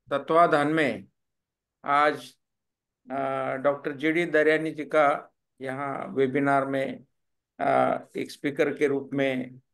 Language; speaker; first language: Hindi; non-native, local second language; Marathi